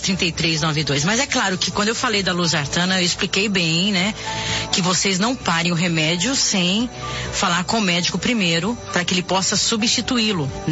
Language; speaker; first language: Portuguese; native; Portuguese